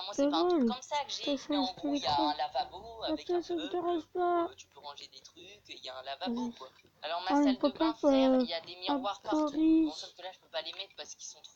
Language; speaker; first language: French; native; French